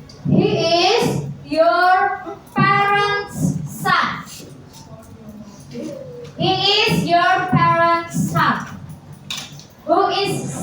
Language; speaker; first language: English; non-native, learner; Indonesian